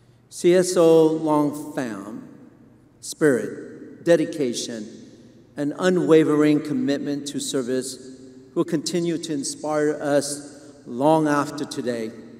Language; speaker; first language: English; non-native, fluent; Vietnamese